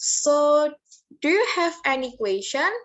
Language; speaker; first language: English; non-native, learner; Indonesian